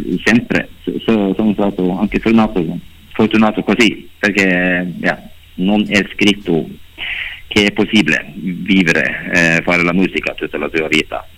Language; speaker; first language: Italian; non-native, learner; Norwegian